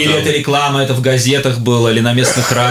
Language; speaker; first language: Russian; native; Russian